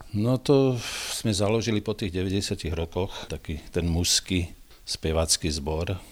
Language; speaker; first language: Slovak; non-native, local second language; Croatian